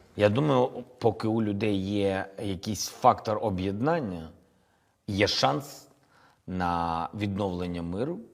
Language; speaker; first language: Ukrainian; non-native, local second language; Russian